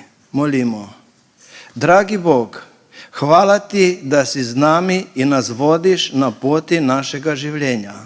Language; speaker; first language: Slovenian; native; Slovenian